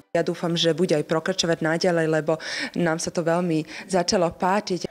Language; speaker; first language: Slovak; early bilingual, other home language; Serbian